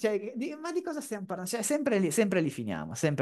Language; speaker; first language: Italian; native; Italian